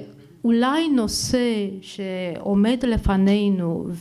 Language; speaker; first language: Hebrew; non-native, fluent; Romanian